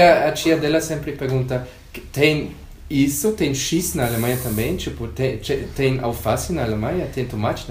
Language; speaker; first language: Portuguese; non-native, fluent; German